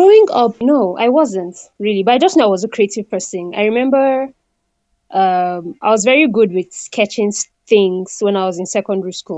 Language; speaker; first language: English; non-native, local second language; Igbo